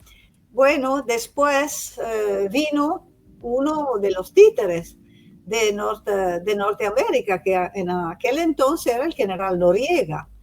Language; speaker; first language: Spanish; non-native, fluent; Italian